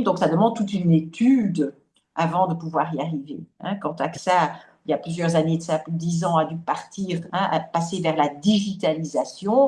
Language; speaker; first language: French; native; French